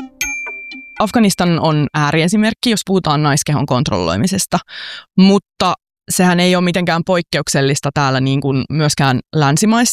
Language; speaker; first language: Finnish; native; Finnish